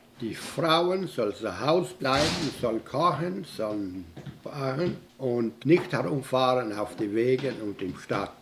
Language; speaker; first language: German; early bilingual, heritage; German